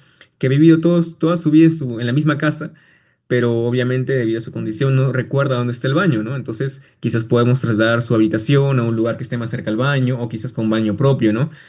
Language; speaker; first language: Spanish; native; Spanish